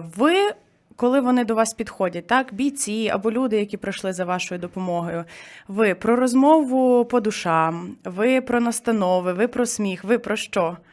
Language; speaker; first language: Ukrainian; native; Ukrainian